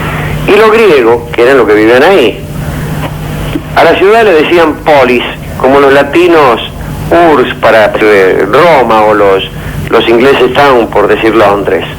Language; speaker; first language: Spanish; native; Spanish